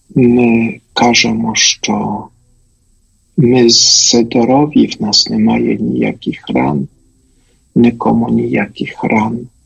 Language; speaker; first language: Ukrainian; non-native, fluent; Polish